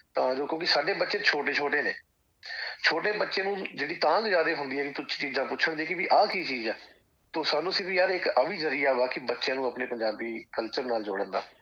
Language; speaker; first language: Punjabi; native; Punjabi